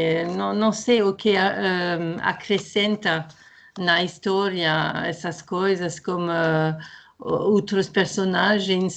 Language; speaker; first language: Portuguese; non-native, fluent; French